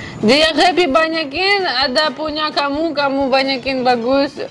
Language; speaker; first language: Indonesian; non-native, learner; Russian